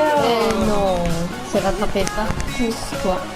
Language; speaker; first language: French; native; French